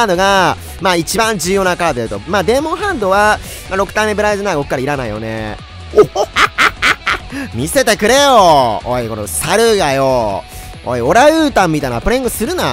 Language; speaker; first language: Japanese; native; Japanese